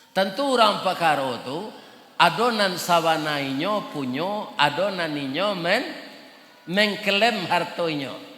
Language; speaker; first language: Malay; non-native, local second language; Minangkabau